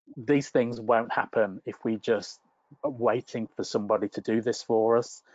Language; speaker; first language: English; native; English